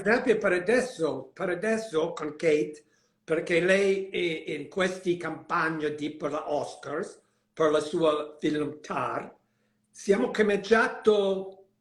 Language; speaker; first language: Italian; non-native, learner; English